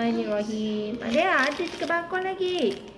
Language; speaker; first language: Malay; native; Malay